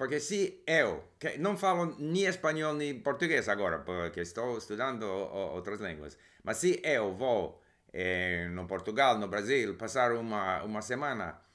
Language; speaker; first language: Portuguese; non-native, learner; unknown